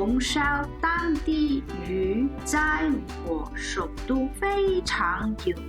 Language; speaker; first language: Chinese; non-native, learner; English